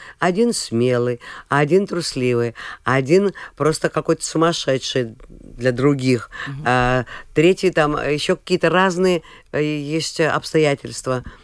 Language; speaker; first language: Russian; non-native, local second language; Latvian